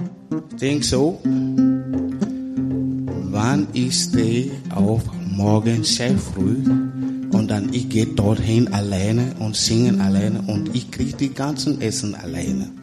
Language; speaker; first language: German; non-native, learner; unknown